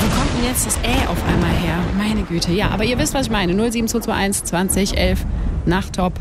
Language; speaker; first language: German; native; German